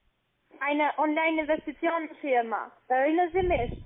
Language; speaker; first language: German; non-native, learner; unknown